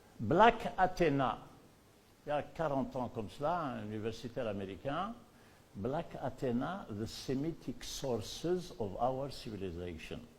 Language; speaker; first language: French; non-native, local second language; Berber languages